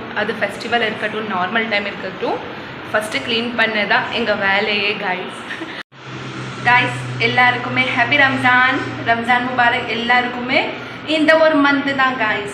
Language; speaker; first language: Tamil; non-native, local second language; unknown